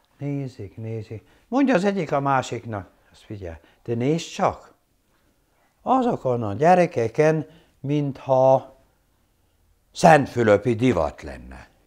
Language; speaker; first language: Hungarian; non-native, local second language; German